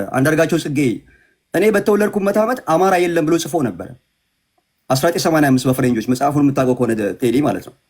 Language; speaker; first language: Amharic; native; Amharic